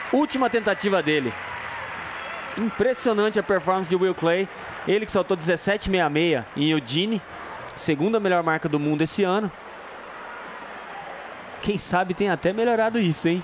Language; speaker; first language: Portuguese; native; Portuguese